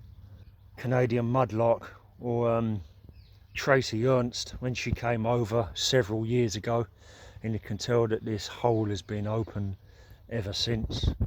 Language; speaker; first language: English; native; English